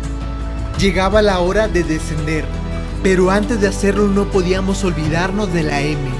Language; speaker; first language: Spanish; native; Spanish